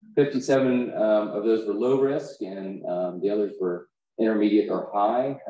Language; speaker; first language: English; native; English